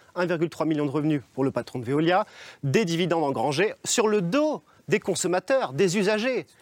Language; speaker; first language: French; native; French